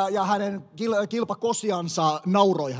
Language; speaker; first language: Finnish; native; Finnish